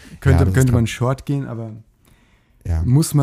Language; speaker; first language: German; native; German